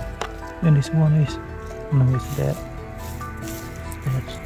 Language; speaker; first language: English; non-native, learner; Khmer